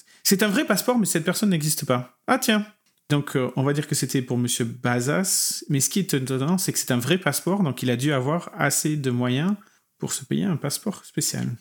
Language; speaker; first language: French; native; French